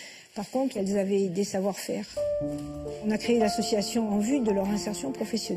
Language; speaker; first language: French; native; French